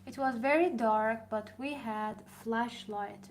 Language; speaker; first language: English; non-native, fluent; Persian